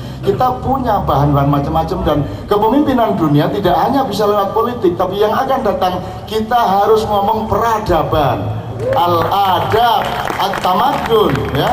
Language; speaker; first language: Indonesian; non-native, local second language; Javanese